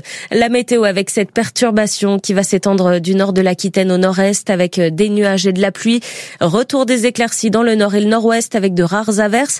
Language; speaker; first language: French; native; French